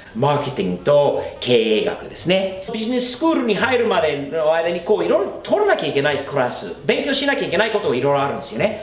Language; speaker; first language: Japanese; non-native, fluent; English